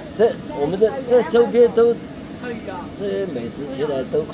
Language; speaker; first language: Chinese; native; Chinese